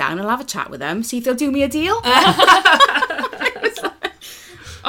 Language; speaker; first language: English; native; English